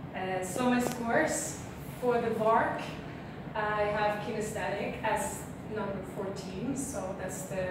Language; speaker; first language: English; non-native, fluent; Swedish